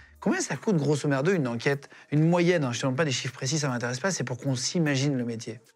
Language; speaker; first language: French; native; French